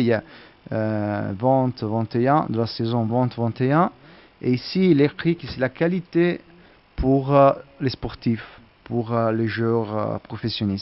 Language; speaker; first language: French; non-native, learner; Italian